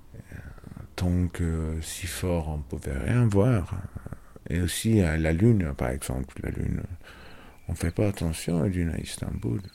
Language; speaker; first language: French; non-native, fluent; Turkish